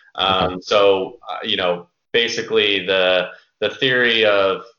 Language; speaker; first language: English; native; English